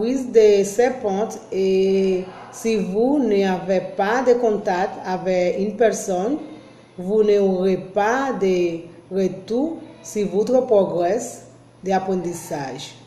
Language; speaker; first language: French; non-native, learner; Spanish